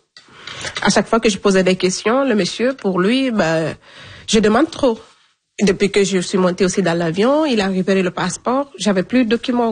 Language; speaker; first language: French; non-native, local second language; Fula